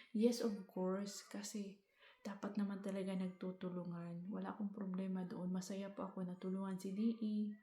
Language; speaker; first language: Filipino; non-native, local second language; Cebuano